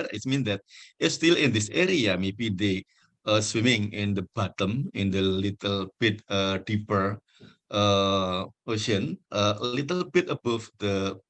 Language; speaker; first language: English; non-native, fluent; Indonesian